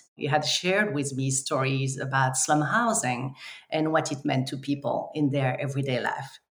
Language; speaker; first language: English; non-native, fluent; French